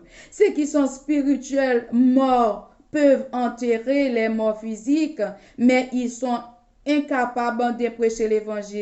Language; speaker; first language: French; non-native, local second language; Haitian Creole